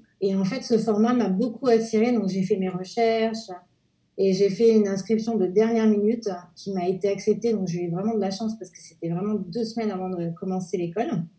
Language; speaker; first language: French; native; French